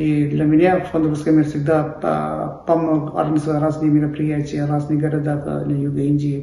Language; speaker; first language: Russian; non-native, fluent; Malayalam